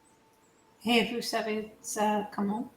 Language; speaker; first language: French; non-native, fluent; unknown